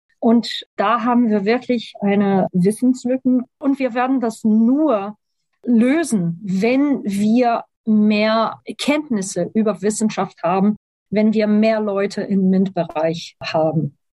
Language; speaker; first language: German; non-native, fluent; Portuguese